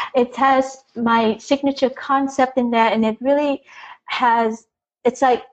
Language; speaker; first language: English; early bilingual, other home language; Vietnamese